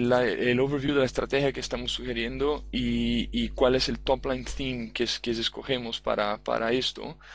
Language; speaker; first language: Spanish; non-native, fluent; Portuguese